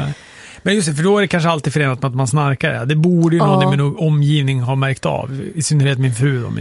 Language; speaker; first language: Swedish; native; Swedish